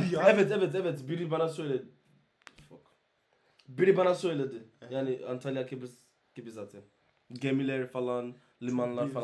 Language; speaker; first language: Turkish; non-native, learner; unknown